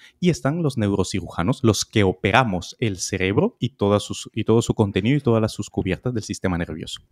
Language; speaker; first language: Spanish; native; Spanish